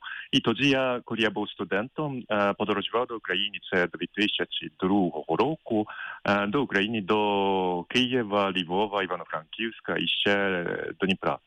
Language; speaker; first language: Ukrainian; non-native, fluent; Japanese